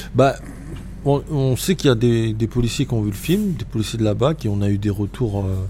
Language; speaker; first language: French; native; French